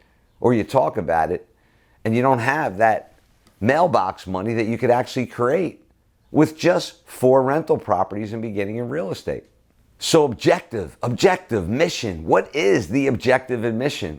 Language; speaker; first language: English; native; English